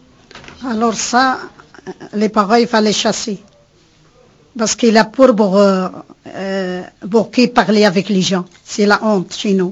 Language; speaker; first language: French; non-native, learner; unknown